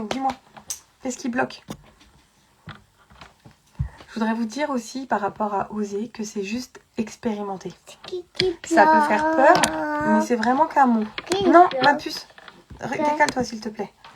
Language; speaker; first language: French; native; French